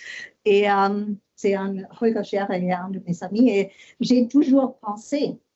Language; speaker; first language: French; non-native, learner; German